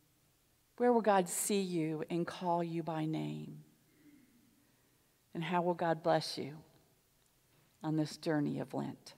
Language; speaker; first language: English; native; English